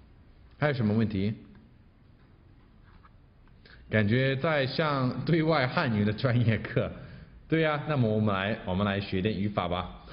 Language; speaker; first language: Chinese; non-native, fluent; English